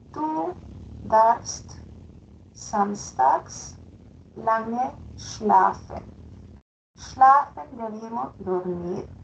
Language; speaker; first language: German; non-native, fluent; Spanish